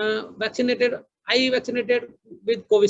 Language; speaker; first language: English; non-native, learner; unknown